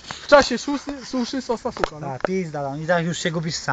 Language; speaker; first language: Polish; native; Polish